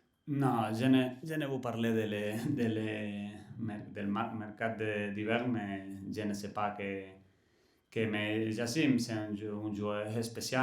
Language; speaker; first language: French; non-native, learner; Catalan